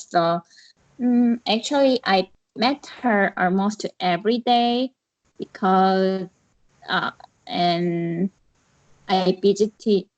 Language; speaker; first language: English; non-native, learner; Korean